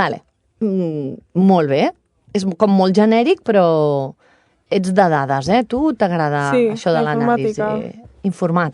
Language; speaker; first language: Catalan; native; Catalan